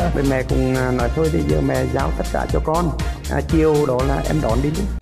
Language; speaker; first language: Vietnamese; native; Vietnamese